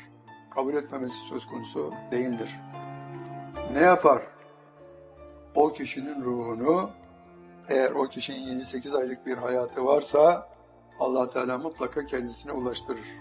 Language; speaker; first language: Turkish; native; Turkish